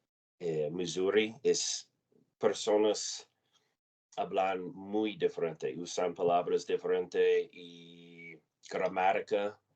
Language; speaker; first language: Spanish; non-native, learner; English